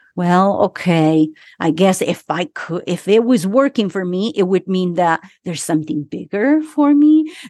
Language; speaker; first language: English; early bilingual, other home language; Spanish